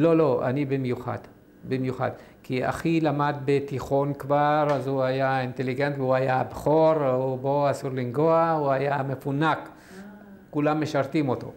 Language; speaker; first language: Hebrew; non-native, fluent; Arabic